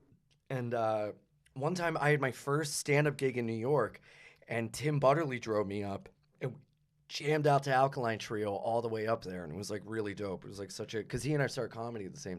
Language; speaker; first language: English; native; English